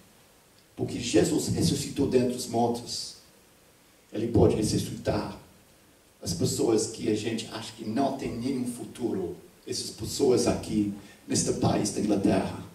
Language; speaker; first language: Portuguese; non-native, fluent; English